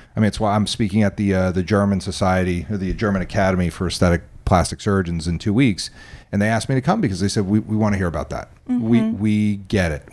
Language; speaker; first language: English; native; English